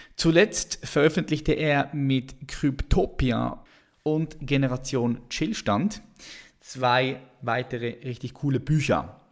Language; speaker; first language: German; native; German